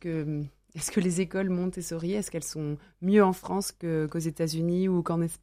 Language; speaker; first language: French; native; French